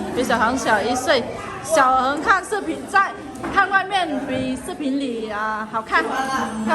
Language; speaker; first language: Chinese; non-native, fluent; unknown